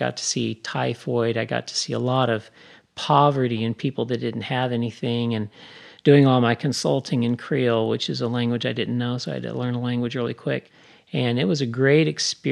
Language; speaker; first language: English; native; English